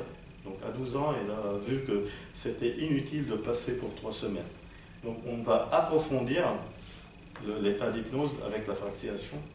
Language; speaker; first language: French; non-native, local second language; Arabic